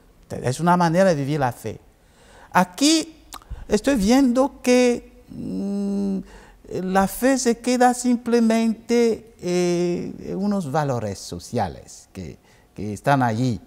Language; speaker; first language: Spanish; non-native, fluent; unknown